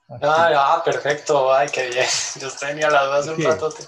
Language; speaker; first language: Portuguese; non-native, learner; Spanish